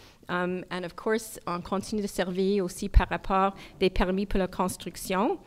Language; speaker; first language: French; non-native, local second language; English